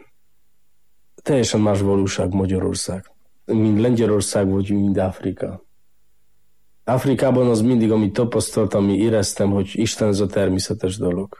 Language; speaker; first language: Hungarian; non-native, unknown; Polish